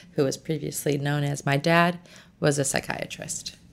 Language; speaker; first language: English; native; English